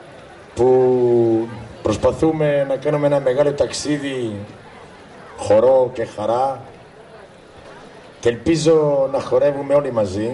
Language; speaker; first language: Greek; non-native, fluent; Spanish